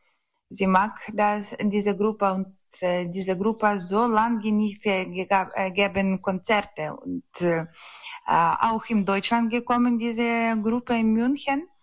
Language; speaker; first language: German; non-native, learner; Ukrainian